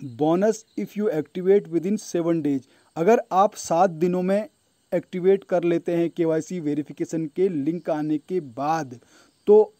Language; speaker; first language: Hindi; native; Hindi